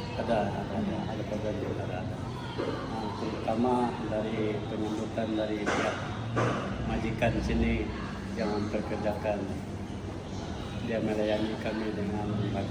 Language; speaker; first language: Indonesian; non-native, local second language; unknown